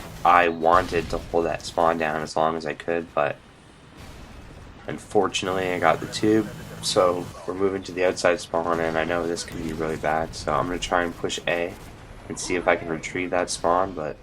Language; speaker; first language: English; native; English